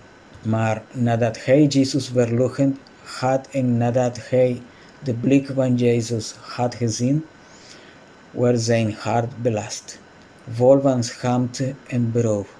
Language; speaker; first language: Dutch; non-native, fluent; Spanish